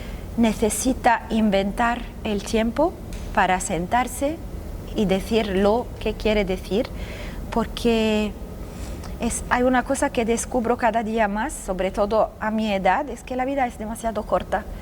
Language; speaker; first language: Spanish; non-native, fluent; Arabic